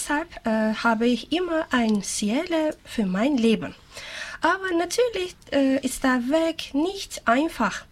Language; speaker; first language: German; non-native, learner; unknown